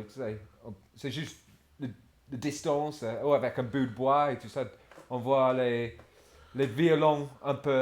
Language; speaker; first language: French; non-native, fluent; English